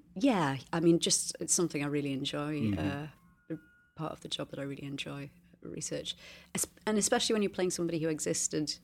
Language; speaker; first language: English; native; English